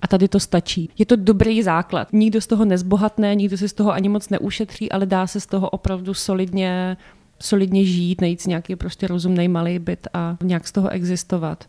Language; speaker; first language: Czech; native; Czech